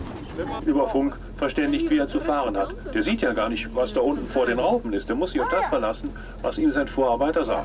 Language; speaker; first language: German; native; German